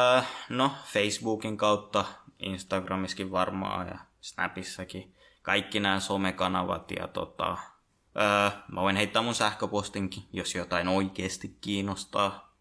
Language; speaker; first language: Finnish; early bilingual, other home language; Bangla